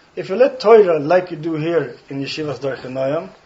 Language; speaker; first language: English; non-native, fluent; Swedish